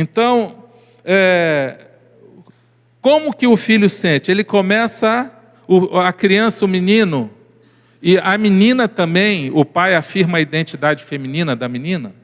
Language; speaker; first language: Portuguese; native; Portuguese